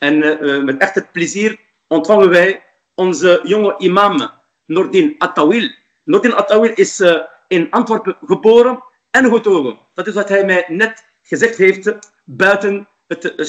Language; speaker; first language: Dutch; non-native, fluent; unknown